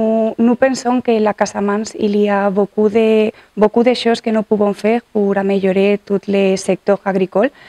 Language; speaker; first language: French; non-native, learner; Catalan